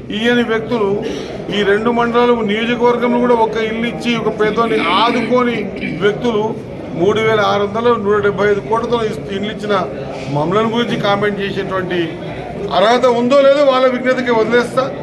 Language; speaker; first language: Telugu; native; Telugu